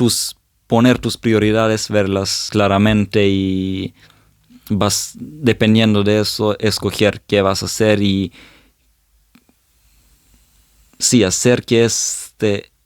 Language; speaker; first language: Spanish; non-native, fluent; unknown